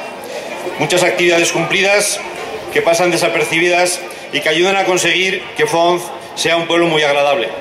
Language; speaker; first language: Spanish; native; Spanish